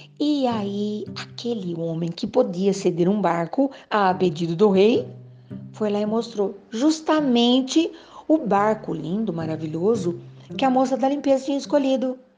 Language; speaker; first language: Portuguese; native; Portuguese